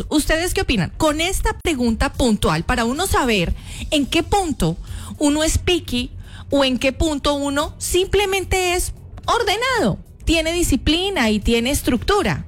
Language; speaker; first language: Spanish; native; Spanish